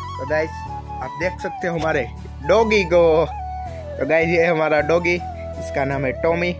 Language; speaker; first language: Hindi; non-native, local second language; Gujarati